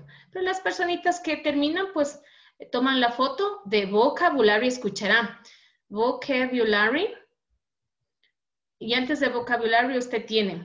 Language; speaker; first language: Spanish; native; Spanish